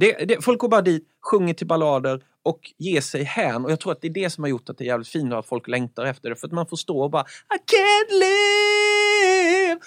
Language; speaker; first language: Swedish; native; Swedish